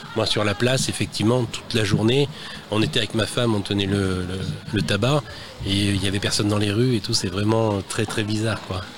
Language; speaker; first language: French; native; French